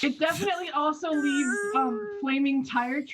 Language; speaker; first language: English; native; English